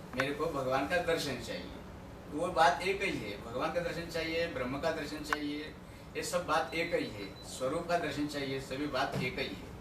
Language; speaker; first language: Hindi; non-native, local second language; Marathi